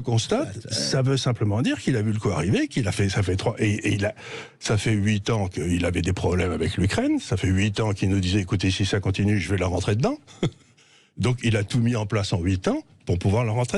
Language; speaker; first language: French; native; French